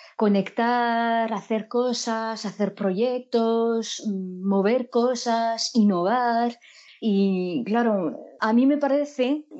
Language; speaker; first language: Spanish; non-native, fluent; French